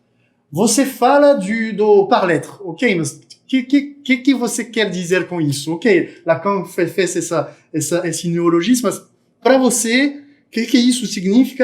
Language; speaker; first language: Portuguese; non-native, fluent; French